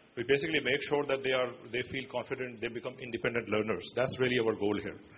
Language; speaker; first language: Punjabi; early bilingual, other home language; English